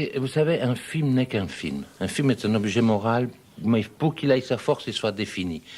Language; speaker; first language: French; non-native, fluent; Serbian